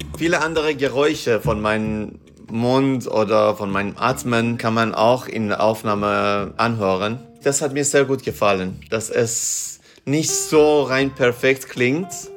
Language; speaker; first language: German; non-native, fluent; Persian